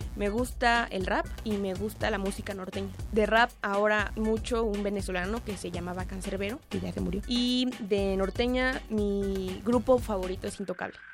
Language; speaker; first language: Spanish; native; Spanish